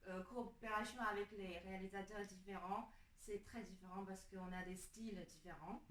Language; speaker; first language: French; non-native, fluent; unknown